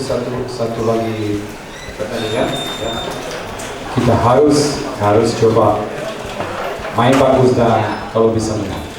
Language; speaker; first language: Indonesian; non-native, learner; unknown